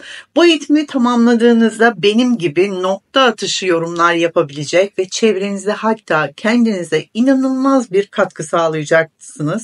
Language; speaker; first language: Turkish; native; Turkish